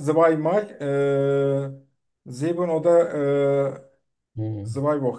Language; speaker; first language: German; non-native, learner; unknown